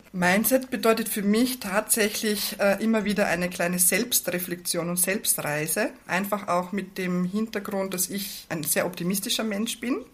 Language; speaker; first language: German; native; German